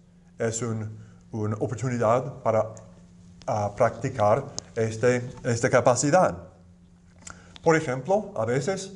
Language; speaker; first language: Spanish; non-native, fluent; English